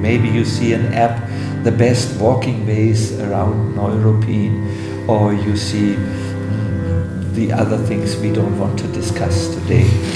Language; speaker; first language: English; non-native, fluent; German